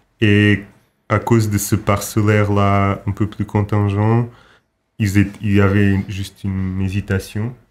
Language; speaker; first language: French; non-native, fluent; Portuguese